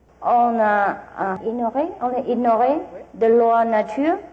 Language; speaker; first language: French; non-native, learner; Vietnamese